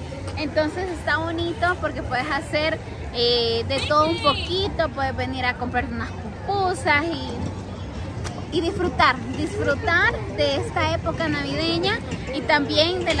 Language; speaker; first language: Spanish; native; Spanish